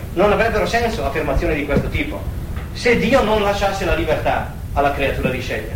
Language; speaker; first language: Italian; native; Italian